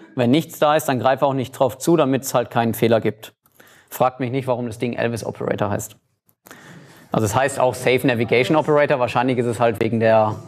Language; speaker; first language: German; native; German